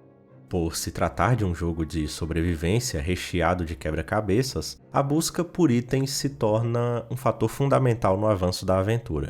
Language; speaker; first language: Portuguese; native; Portuguese